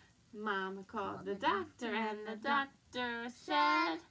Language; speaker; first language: English; native; English